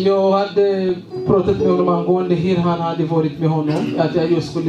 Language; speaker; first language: Swedish; non-native, learner; Swahili